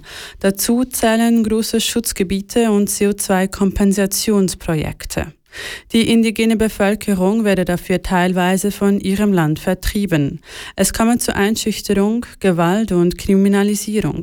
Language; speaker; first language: German; native; German